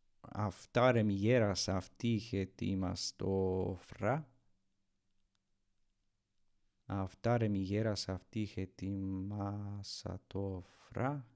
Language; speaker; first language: Greek; non-native, learner; English